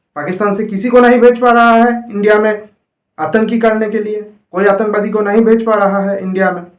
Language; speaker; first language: Hindi; non-native, local second language; Bangla